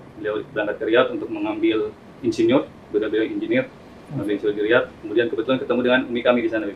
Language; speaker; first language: Indonesian; early bilingual, other home language; Arabic